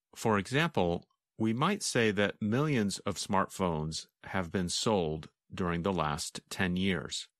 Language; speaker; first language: English; native; English